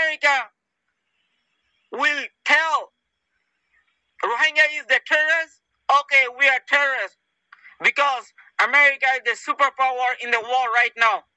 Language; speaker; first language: English; non-native, learner; Rohingya